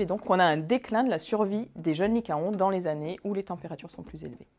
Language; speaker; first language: French; native; French